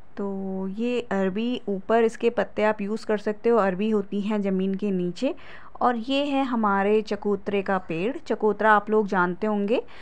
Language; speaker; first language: Hindi; native; Hindi